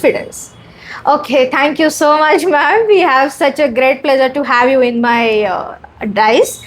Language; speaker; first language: English; non-native, learner; Marathi